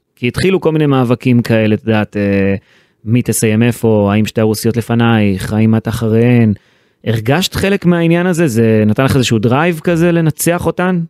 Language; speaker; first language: Hebrew; native; Hebrew